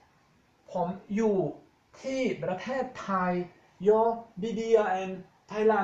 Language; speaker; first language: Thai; non-native, fluent; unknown